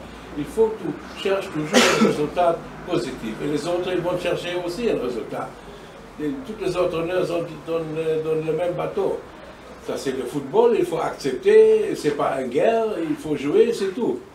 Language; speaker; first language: French; non-native, learner; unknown